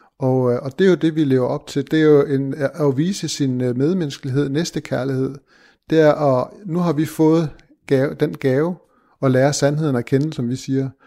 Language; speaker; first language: Danish; native; Danish